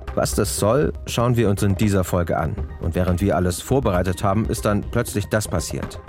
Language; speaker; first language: German; native; German